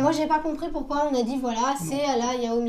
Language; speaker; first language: French; native; French